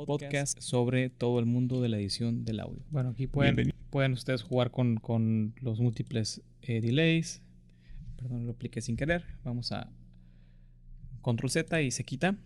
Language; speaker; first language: Spanish; native; Spanish